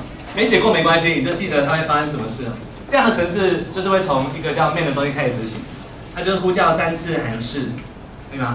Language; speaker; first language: Chinese; native; Chinese